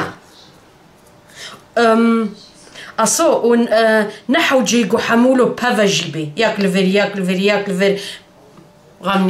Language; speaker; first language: German; non-native, learner; Turkish